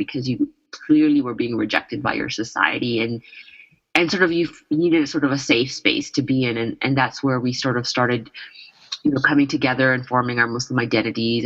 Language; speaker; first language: English; native; English